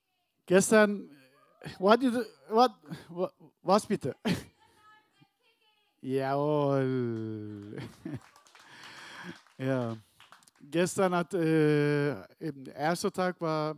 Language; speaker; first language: German; non-native, learner; Turkish